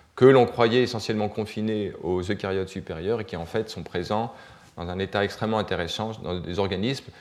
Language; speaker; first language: French; native; French